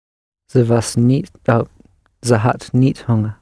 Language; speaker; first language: Dutch; non-native, learner; English